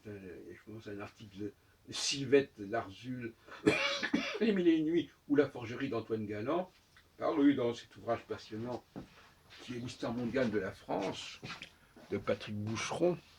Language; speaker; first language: French; native; French